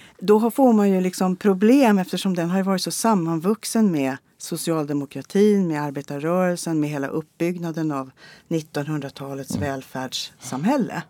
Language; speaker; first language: Swedish; native; Swedish